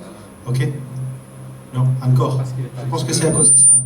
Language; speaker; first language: French; non-native, fluent; Spanish